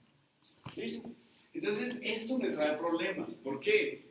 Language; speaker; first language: Spanish; native; Spanish